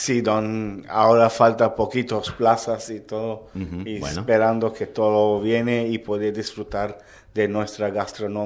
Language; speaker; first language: Spanish; non-native, learner; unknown